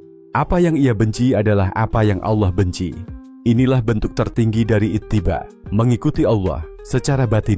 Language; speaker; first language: Indonesian; native; Indonesian